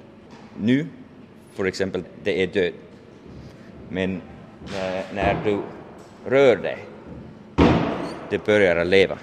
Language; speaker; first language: Swedish; non-native, learner; Finnish